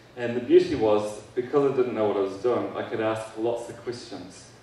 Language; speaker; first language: English; native; English